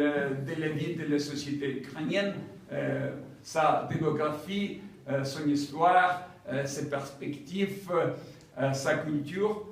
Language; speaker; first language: French; non-native, fluent; Ukrainian